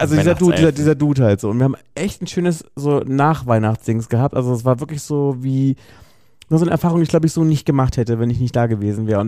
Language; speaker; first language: German; native; German